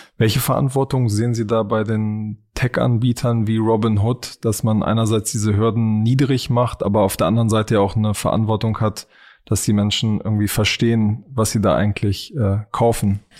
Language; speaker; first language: German; native; German